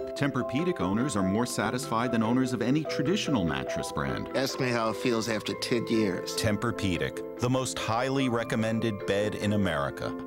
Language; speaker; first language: English; native; English